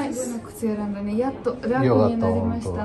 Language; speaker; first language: Japanese; non-native, fluent; Romanian